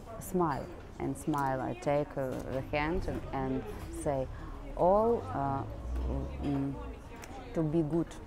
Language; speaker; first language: English; non-native, learner; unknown